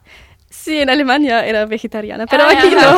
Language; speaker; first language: Spanish; non-native, learner; German